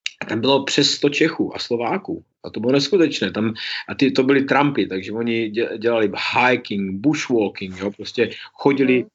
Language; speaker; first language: Czech; early bilingual, heritage; Czech